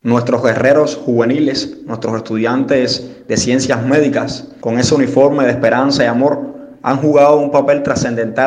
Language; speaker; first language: Spanish; native; Spanish